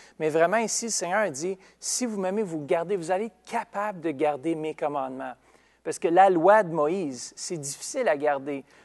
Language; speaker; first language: French; native; French